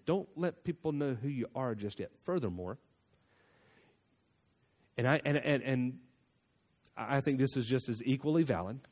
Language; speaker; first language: English; native; English